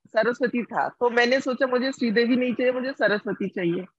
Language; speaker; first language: Hindi; non-native, local second language; Odia